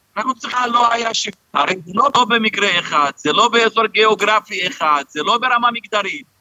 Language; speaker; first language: Hebrew; non-native, local second language; Arabic